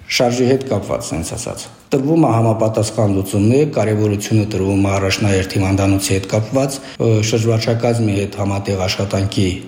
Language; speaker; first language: Armenian; native; Armenian